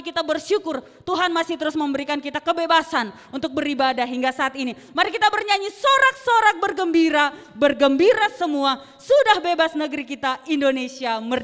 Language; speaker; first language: Indonesian; native; Indonesian